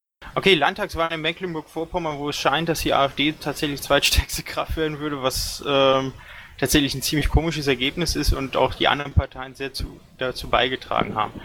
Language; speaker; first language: German; native; German